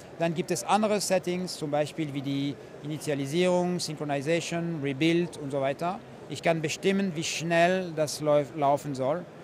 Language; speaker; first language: German; non-native, fluent; French